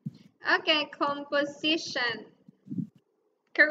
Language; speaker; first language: English; non-native, learner; Thai